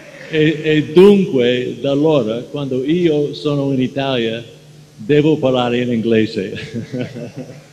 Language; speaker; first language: Italian; non-native, learner; English